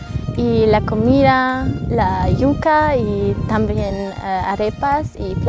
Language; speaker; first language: Spanish; non-native, learner; German